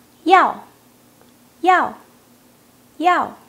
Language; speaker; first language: Chinese; non-native, fluent; Indonesian